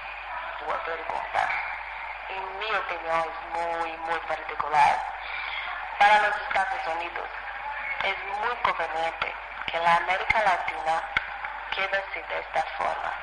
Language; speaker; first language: Spanish; non-native, fluent; Portuguese